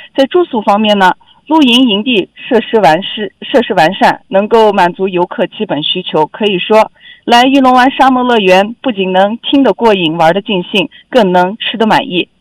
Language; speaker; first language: Chinese; non-native, local second language; Uyghur